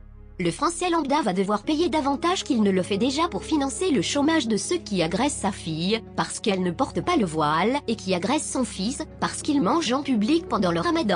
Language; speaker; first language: French; native; French